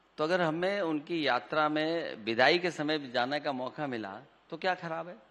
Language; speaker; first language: Hindi; native; Hindi